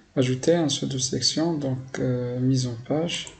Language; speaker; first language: French; non-native, local second language; Arabic